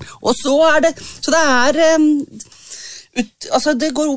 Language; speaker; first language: Norwegian; native; Norwegian